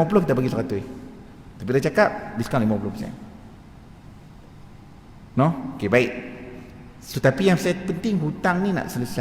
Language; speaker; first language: Malay; native; Malay